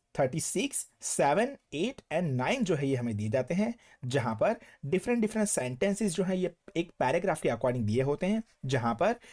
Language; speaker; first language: Hindi; non-native, local second language; Gujarati